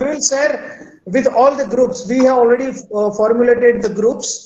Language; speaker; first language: English; non-native, local second language; Gujarati